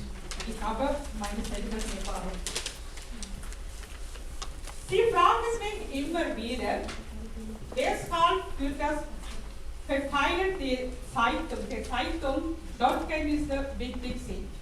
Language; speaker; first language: German; non-native, fluent; Tamil